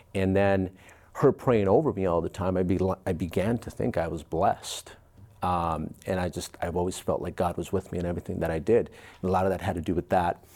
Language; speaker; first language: English; early bilingual, other home language; Spanish